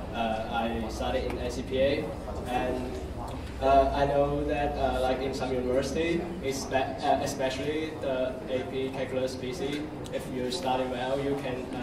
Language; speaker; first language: English; non-native, fluent; Chinese